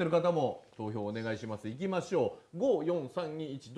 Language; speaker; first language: Japanese; native; Japanese